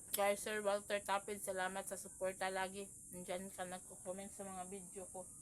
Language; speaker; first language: Filipino; non-native, local second language; Cebuano